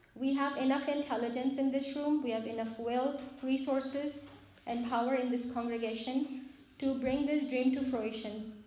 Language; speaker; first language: English; non-native, local second language; Urdu